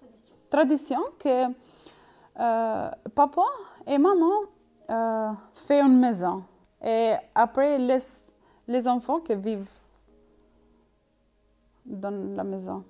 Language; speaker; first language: French; non-native, learner; Albanian